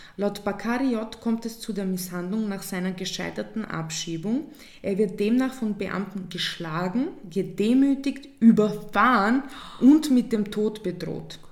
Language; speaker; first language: German; early bilingual, other home language; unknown